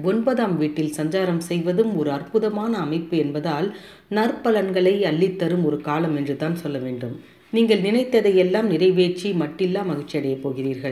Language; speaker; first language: Tamil; native; Tamil